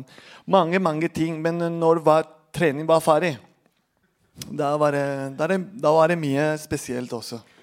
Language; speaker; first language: Norwegian; non-native, fluent; Spanish